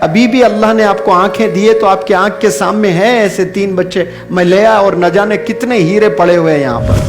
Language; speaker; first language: Urdu; native; Urdu